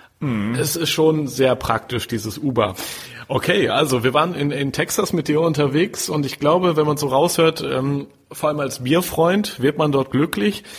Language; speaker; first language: German; native; German